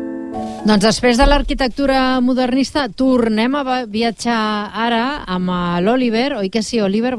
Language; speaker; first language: Catalan; native; Catalan